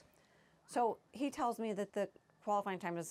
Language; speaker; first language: English; native; English